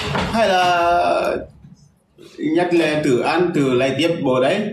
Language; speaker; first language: Vietnamese; non-native, fluent; Portuguese